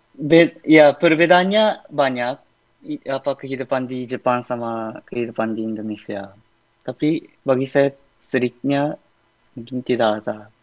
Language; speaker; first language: Indonesian; non-native, learner; Japanese